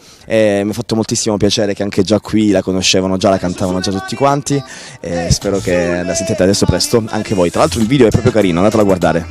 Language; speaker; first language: Italian; native; Italian